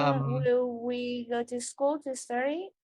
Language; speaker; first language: English; non-native, learner; Vietnamese